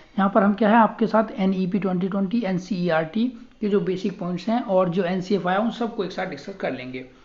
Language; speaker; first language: Hindi; native; Hindi